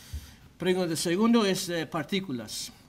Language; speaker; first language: Spanish; non-native, learner; English